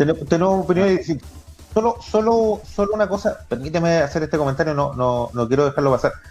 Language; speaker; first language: Spanish; native; Spanish